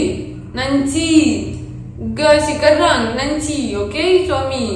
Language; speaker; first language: Indonesian; non-native, learner; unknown